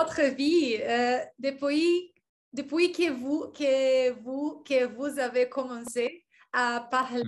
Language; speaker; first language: French; non-native, learner; English